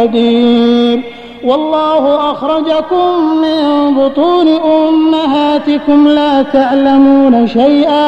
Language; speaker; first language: Arabic; native; Arabic